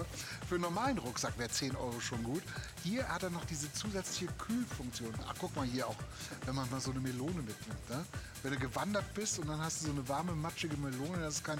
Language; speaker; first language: German; native; German